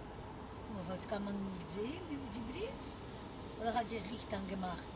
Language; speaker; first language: German; non-native, fluent; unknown